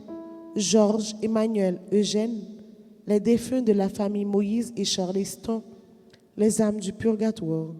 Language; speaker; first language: French; non-native, local second language; Haitian Creole